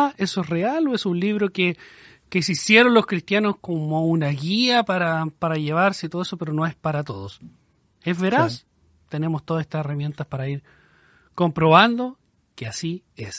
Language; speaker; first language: Spanish; native; Spanish